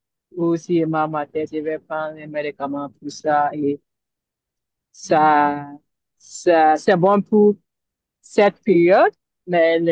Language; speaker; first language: French; non-native, learner; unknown